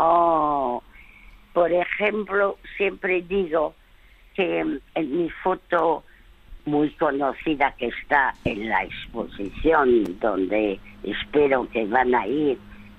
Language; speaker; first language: Spanish; early bilingual, other home language; French